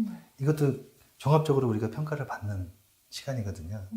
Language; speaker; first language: Korean; native; Korean